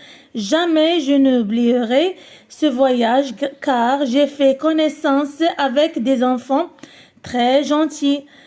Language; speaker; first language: French; non-native, local second language; Arabic